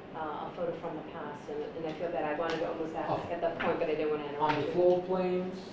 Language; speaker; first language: English; non-native, fluent; Spanish